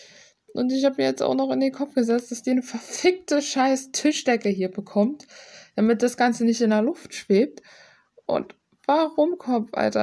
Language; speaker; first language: German; native; German